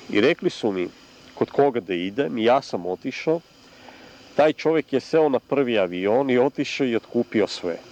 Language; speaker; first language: Serbian; non-native, local second language; Hungarian